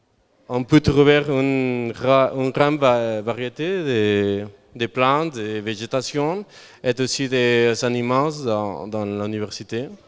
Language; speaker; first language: French; non-native, learner; Spanish